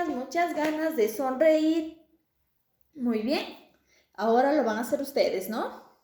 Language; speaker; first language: Spanish; native; Spanish